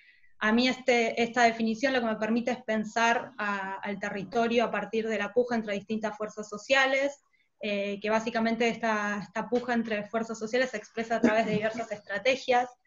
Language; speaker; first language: Spanish; native; Spanish